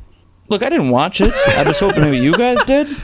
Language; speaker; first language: English; native; English